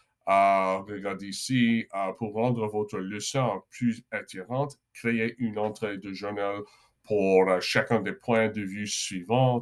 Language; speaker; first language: French; non-native, local second language; English